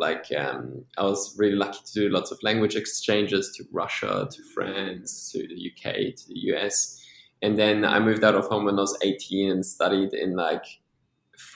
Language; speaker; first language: English; non-native, fluent; Polish